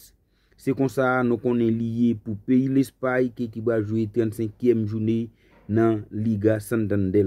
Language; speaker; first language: French; non-native, learner; Haitian Creole